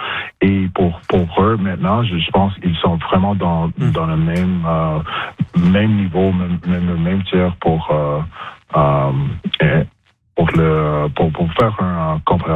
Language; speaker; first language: French; non-native, local second language; English